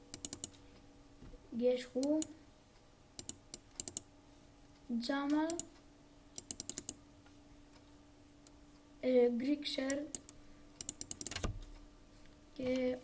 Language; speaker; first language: Greek; native; Greek